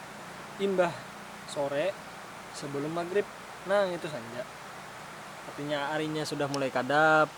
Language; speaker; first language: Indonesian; non-native, local second language; Banjar